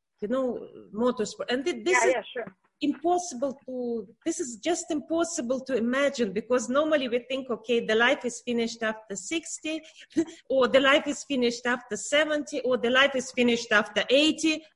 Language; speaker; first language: English; non-native, learner; Russian